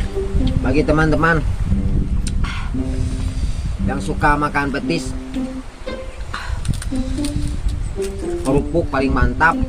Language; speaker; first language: Indonesian; non-native, local second language; Sundanese